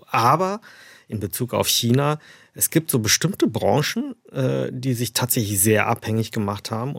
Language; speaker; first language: German; early bilingual, other home language; Chinese